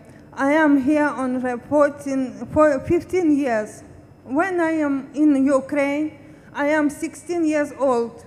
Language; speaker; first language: English; non-native, learner; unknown